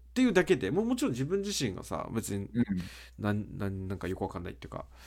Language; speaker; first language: Japanese; early bilingual, other home language; Portuguese